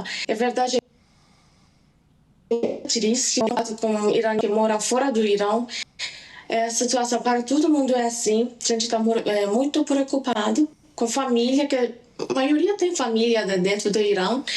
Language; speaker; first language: Portuguese; non-native, learner; Persian